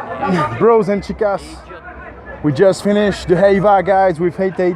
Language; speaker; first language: English; non-native, learner; French